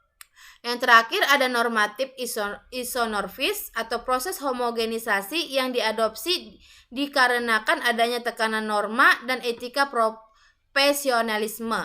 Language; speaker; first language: Indonesian; native; Indonesian